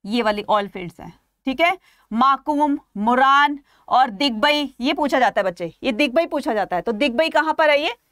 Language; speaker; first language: Hindi; native; Hindi